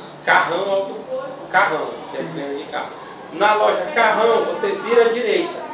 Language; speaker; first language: Portuguese; native; Portuguese